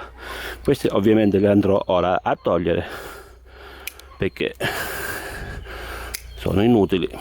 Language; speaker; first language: Italian; native; Italian